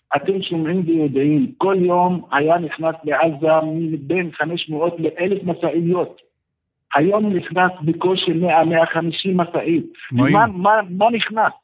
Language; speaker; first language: Hebrew; non-native, fluent; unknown